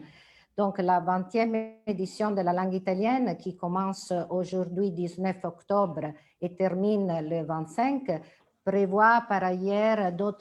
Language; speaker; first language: French; non-native, fluent; Italian